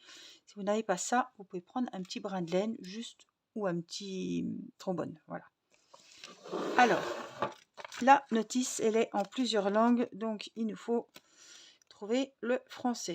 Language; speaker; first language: French; native; French